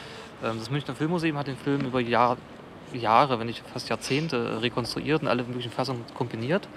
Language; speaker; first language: German; native; German